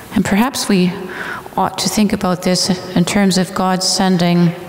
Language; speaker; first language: English; native; English